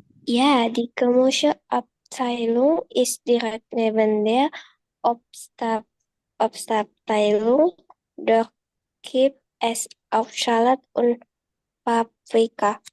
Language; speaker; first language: German; non-native, learner; Indonesian